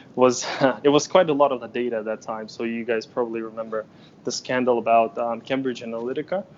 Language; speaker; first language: English; non-native, fluent; Ukrainian